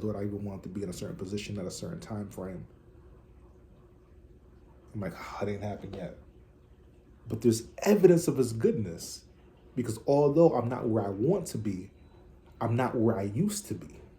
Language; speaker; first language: English; native; English